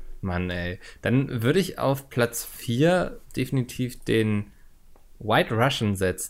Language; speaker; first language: German; native; German